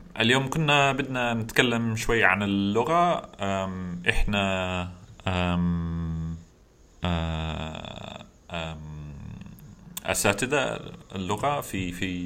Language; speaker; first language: Arabic; non-native, fluent; English